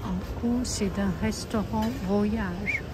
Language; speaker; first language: French; non-native, learner; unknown